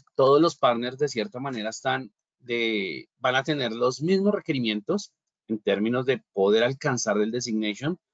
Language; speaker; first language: Spanish; native; Spanish